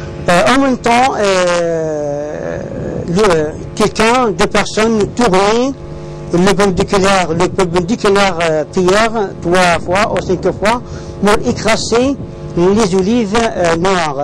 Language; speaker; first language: French; non-native, learner; Arabic